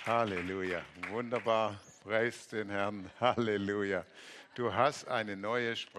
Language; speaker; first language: German; native; German